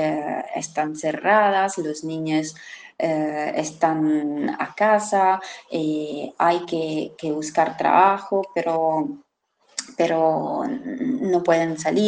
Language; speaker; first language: Spanish; non-native, fluent; Italian